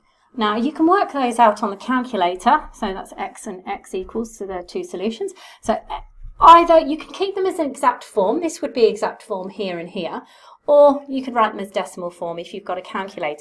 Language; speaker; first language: English; native; English